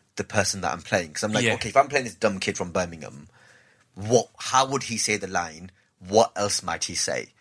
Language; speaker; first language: English; native; English